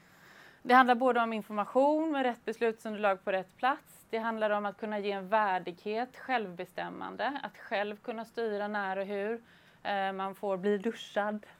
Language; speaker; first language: Swedish; native; Swedish